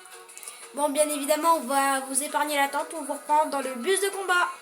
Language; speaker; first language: French; native; French